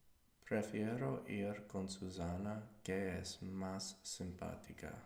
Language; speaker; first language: Spanish; non-native, learner; English